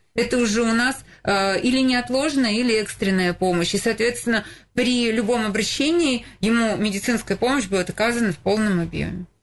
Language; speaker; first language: Russian; native; Russian